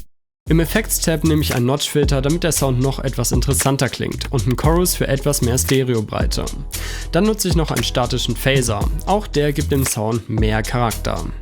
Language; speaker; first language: German; native; German